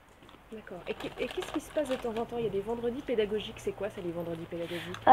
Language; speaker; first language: French; native; French